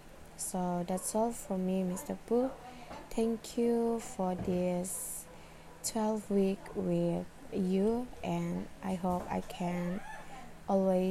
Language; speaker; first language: English; non-native, learner; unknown